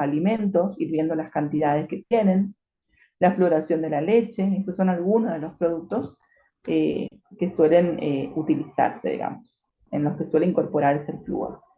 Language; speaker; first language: Spanish; native; Spanish